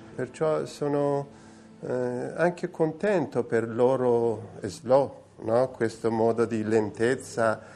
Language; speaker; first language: Italian; non-native, fluent; Persian